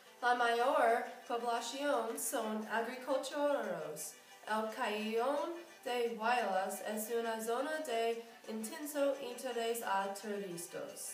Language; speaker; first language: Spanish; non-native, learner; English